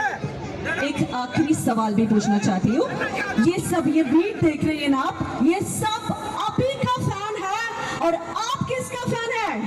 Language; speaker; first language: Hindi; non-native, local second language; Malayalam